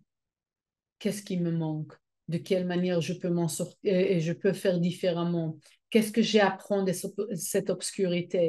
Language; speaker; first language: French; non-native, fluent; Hebrew